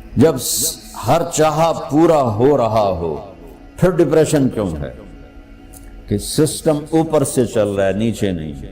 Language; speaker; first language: Urdu; non-native, local second language; Punjabi